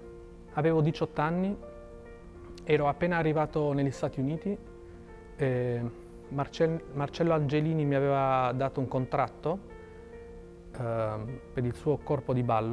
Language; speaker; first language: Italian; non-native, fluent; Spanish